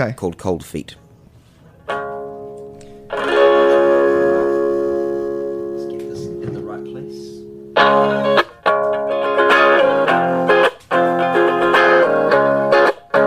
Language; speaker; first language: English; native; English